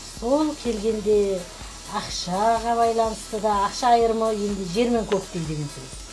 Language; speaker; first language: Kazakh; early bilingual, heritage; Kazakh